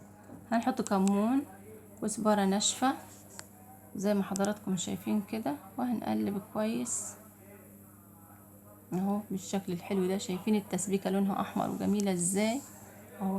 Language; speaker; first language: Arabic; native; Arabic